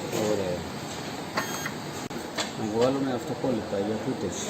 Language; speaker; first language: Greek; non-native, learner; Urdu